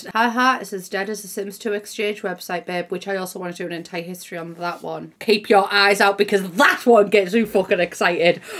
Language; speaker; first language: English; native; English